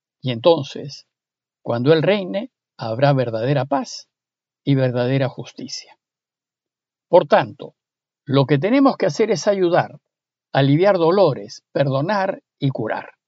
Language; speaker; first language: Spanish; native; Spanish